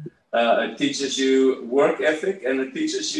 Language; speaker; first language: English; native; English